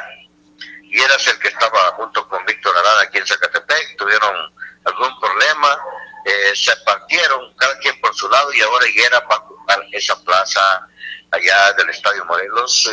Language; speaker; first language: Spanish; native; Spanish